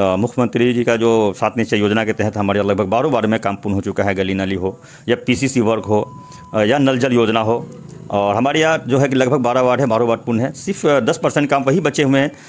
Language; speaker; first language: Hindi; native; Hindi